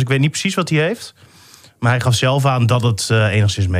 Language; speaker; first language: Dutch; native; Dutch